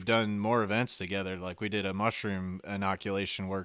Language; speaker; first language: English; native; English